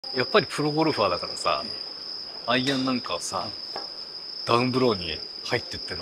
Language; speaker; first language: Japanese; native; Japanese